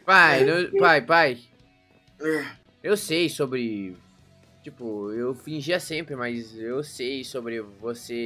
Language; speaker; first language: Portuguese; native; Portuguese